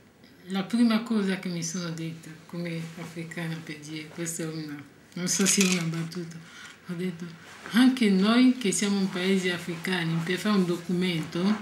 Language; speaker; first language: Italian; non-native, fluent; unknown